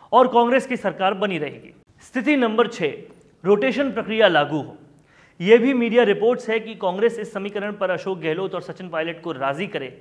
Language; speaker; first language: Hindi; native; Hindi